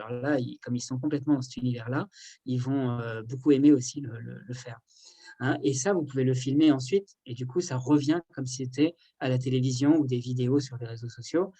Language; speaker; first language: French; native; French